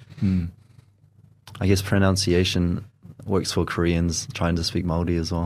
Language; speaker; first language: English; native; English